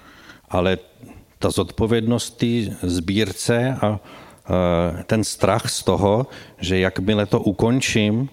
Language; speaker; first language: Czech; native; Czech